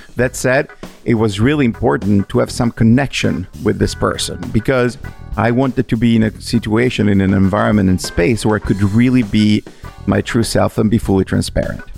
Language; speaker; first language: English; non-native, fluent; Italian